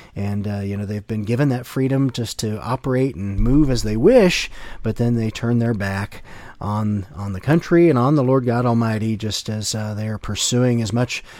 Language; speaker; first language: English; native; English